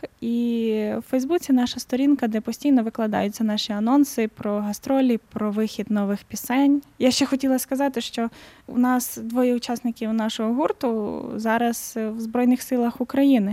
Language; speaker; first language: Ukrainian; native; Ukrainian